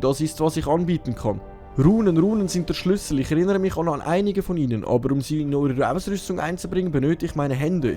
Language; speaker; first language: German; native; German